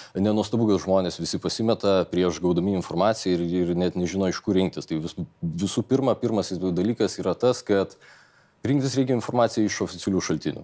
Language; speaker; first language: Lithuanian; native; Lithuanian